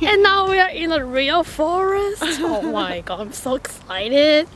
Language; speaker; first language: English; non-native, learner; Chinese